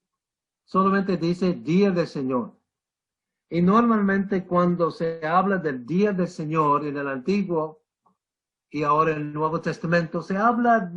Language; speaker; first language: Spanish; non-native, fluent; English